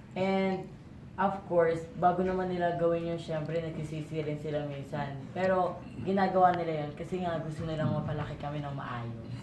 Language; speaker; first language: Filipino; native; Filipino